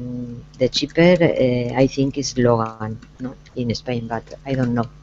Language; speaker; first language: English; non-native, learner; Spanish